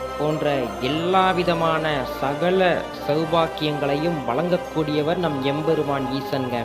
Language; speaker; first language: Tamil; native; Tamil